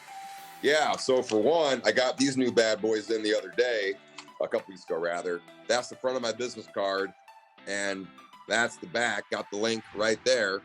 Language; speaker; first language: English; native; English